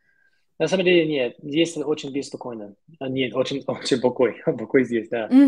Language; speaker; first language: Russian; non-native, learner; English